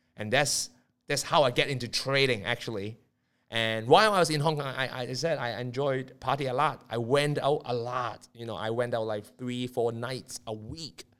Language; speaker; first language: English; non-native, local second language; Cantonese